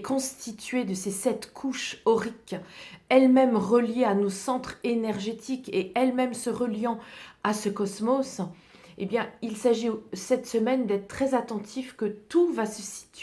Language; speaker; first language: French; native; French